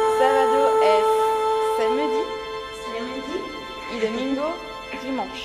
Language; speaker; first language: French; native; French